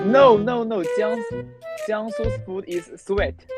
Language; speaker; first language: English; non-native, learner; Chinese